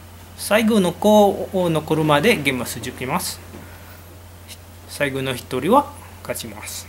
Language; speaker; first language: Japanese; non-native, learner; Indonesian